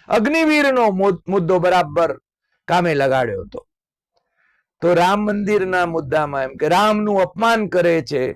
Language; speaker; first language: Gujarati; native; Gujarati